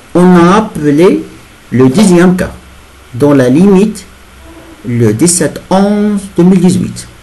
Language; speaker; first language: French; non-native, local second language; Arabic